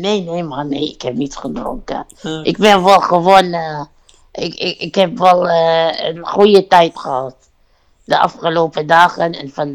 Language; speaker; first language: Dutch; non-native, learner; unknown